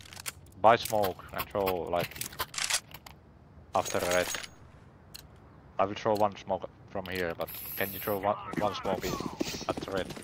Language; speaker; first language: English; non-native, learner; Finnish